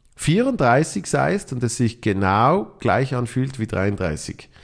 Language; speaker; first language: German; native; German